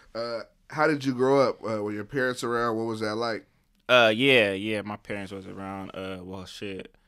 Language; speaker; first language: English; native; English